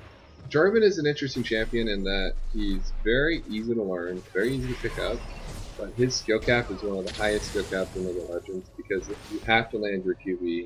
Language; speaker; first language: English; native; English